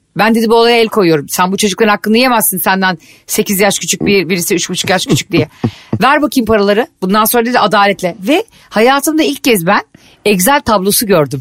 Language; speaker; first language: Turkish; native; Turkish